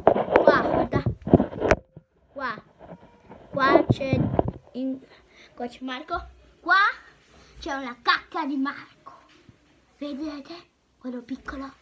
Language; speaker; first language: Italian; early bilingual, heritage; Italian